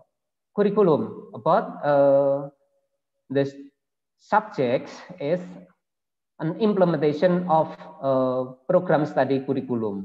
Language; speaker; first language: English; non-native, learner; Indonesian